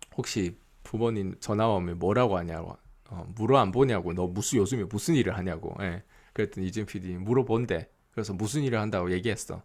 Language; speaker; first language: Korean; native; Korean